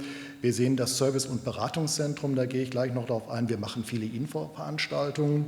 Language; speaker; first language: German; native; German